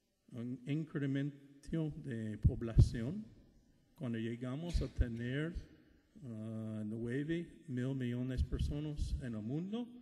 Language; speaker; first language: Spanish; non-native, fluent; English